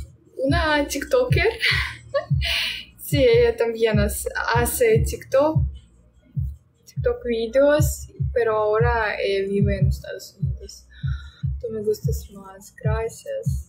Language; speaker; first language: Spanish; non-native, learner; Russian